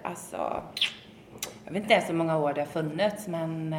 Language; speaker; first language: Swedish; native; Swedish